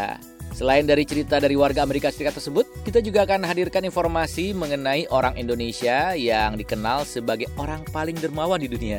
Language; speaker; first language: Indonesian; native; Indonesian